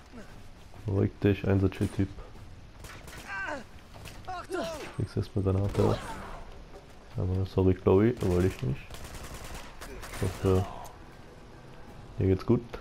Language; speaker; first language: German; native; German